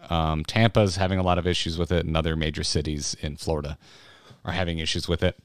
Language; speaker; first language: English; native; English